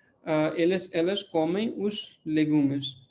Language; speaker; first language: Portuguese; non-native, fluent; Hindi